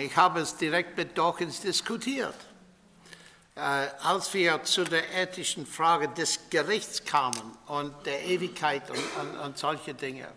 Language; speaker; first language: German; non-native, fluent; English